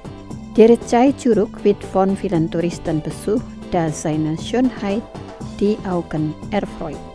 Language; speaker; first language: German; non-native, fluent; Indonesian